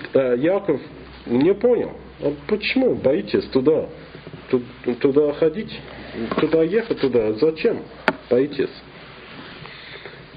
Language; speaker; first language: Russian; non-native, fluent; English